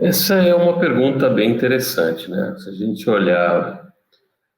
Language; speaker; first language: Portuguese; native; Portuguese